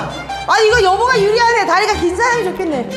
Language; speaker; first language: Korean; native; Korean